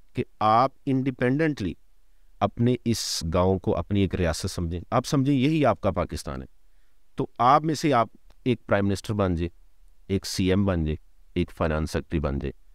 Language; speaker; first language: Urdu; non-native, local second language; Punjabi